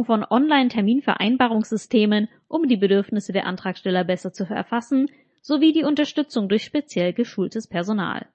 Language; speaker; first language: German; native; German